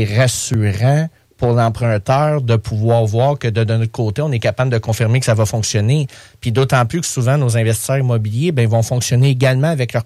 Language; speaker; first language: French; native; French